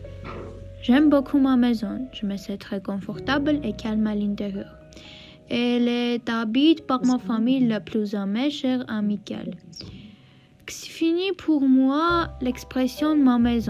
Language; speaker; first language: French; non-native, learner; Armenian